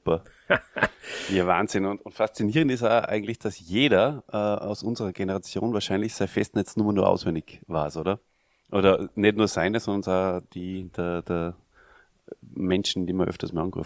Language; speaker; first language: German; native; German